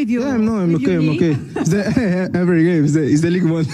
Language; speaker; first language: English; non-native, learner; Portuguese